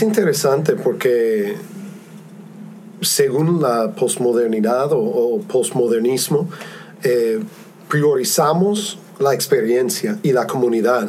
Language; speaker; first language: Spanish; non-native, fluent; English